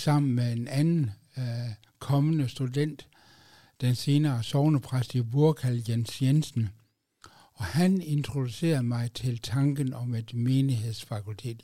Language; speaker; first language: Danish; native; Danish